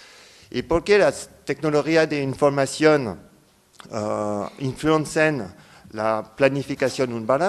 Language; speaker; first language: Spanish; non-native, fluent; French